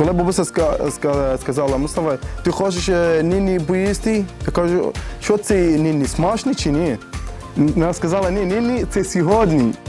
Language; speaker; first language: Ukrainian; non-native, learner; Arabic